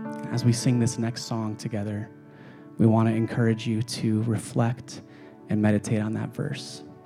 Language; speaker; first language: English; native; English